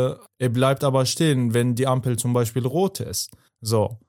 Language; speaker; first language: German; non-native, fluent; Persian